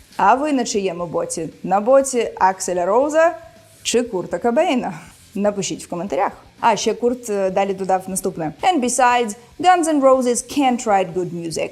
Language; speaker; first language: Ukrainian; non-native, local second language; Russian